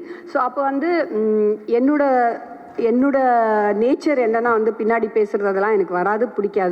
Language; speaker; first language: Tamil; native; Tamil